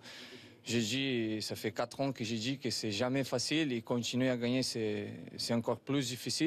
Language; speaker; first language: French; non-native, fluent; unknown